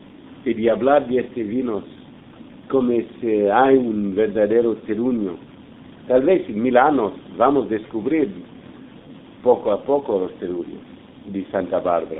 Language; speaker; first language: Spanish; non-native, fluent; English